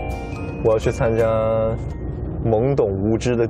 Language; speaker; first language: Chinese; native; Chinese